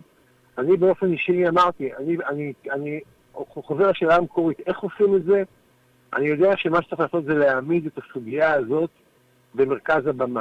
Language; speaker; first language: Hebrew; native; Hebrew